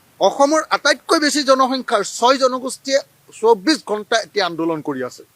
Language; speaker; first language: Assamese; native; Assamese